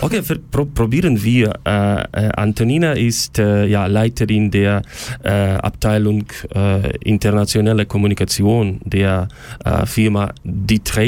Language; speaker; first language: German; non-native, learner; Ukrainian